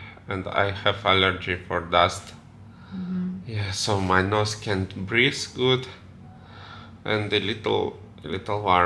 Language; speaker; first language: English; non-native, learner; Russian